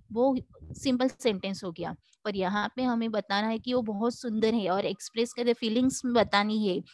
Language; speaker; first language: Hindi; non-native, local second language; Marathi